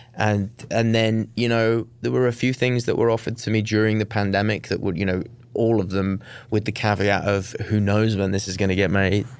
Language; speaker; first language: English; native; English